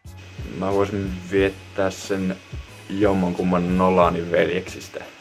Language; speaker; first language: Finnish; native; Finnish